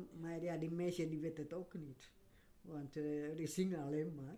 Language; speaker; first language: Dutch; non-native, learner; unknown